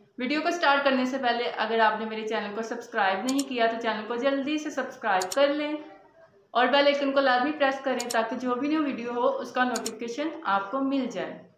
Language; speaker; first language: Urdu; native; Urdu